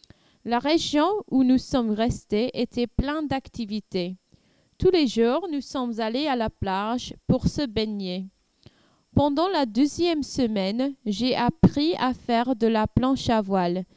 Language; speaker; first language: French; non-native, learner; English